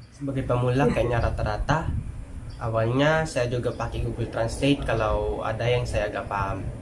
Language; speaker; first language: Indonesian; non-native, fluent; Filipino